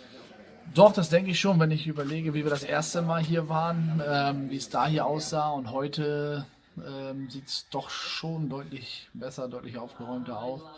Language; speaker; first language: German; native; German